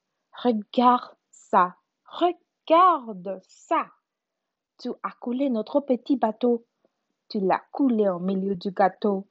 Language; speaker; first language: French; non-native, learner; Spanish